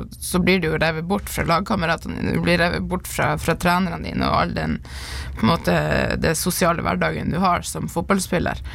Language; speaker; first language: Norwegian; native; Norwegian